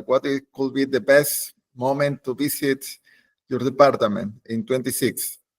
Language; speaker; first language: English; non-native, learner; Spanish